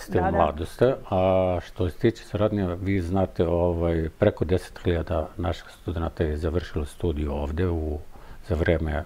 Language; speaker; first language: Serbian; non-native, fluent; Arabic